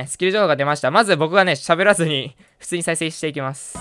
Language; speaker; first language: Japanese; native; Japanese